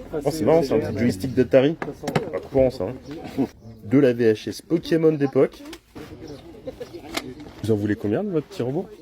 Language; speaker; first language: French; native; French